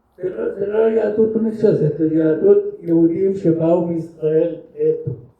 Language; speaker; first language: Hebrew; early bilingual, other home language; French